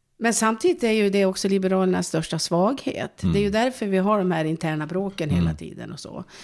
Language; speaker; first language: Swedish; native; Swedish